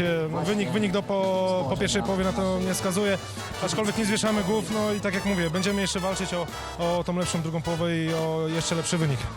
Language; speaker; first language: Polish; native; Polish